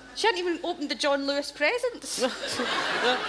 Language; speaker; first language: English; native; English